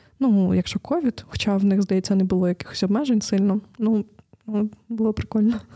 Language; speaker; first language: Ukrainian; native; Ukrainian